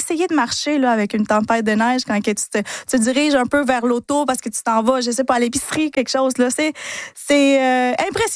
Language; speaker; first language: French; early bilingual, other home language; Spanish